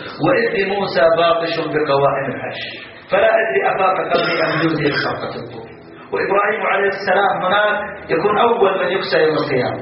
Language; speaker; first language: Arabic; native; Arabic